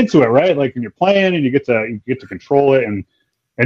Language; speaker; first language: English; native; English